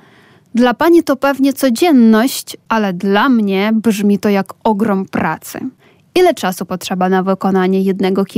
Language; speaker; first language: Polish; non-native, fluent; Ukrainian